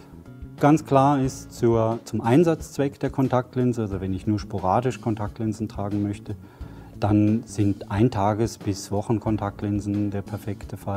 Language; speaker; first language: German; native; German